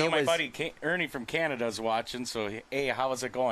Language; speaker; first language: English; native; English